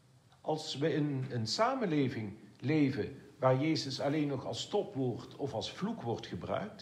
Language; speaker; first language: Dutch; native; Dutch